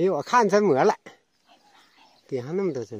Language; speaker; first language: Chinese; native; Chinese